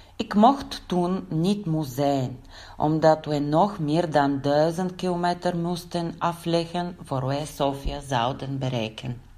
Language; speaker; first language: Dutch; non-native, learner; Bulgarian